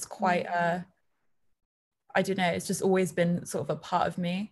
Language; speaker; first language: English; native; English